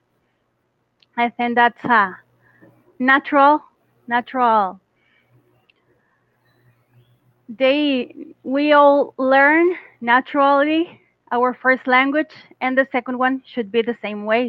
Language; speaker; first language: English; non-native, fluent; Spanish